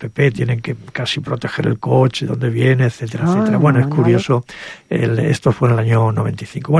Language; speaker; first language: Spanish; native; Spanish